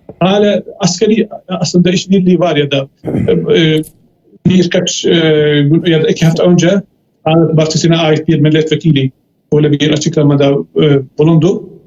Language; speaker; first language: Turkish; non-native, fluent; Arabic